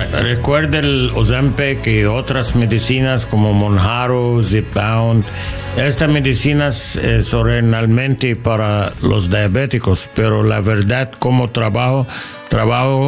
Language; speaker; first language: Spanish; non-native, learner; English